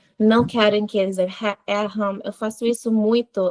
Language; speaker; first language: Portuguese; non-native, fluent; English